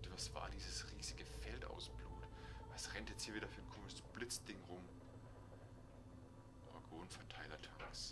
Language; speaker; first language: German; native; German